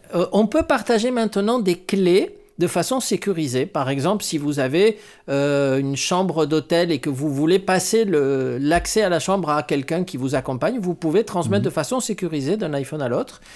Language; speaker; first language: French; non-native, fluent; Spanish